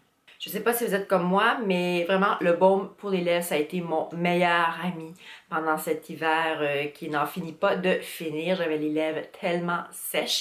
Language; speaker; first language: French; native; French